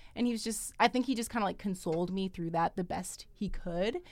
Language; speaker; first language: English; native; English